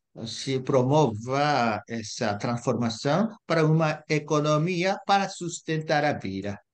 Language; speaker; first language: Portuguese; non-native, fluent; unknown